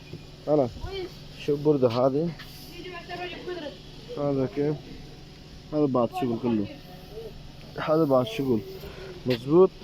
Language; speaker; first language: Arabic; non-native, learner; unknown